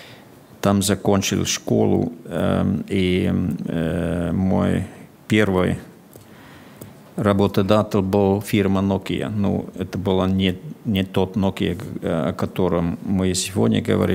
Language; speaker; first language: Russian; non-native, fluent; Finnish